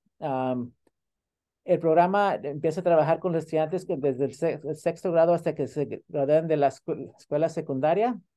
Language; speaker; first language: Spanish; early bilingual, heritage; Spanish